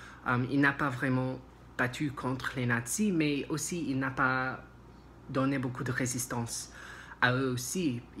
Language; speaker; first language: French; non-native, learner; English